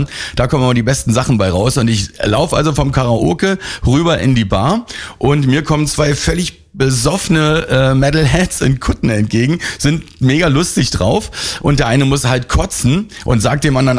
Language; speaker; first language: German; native; German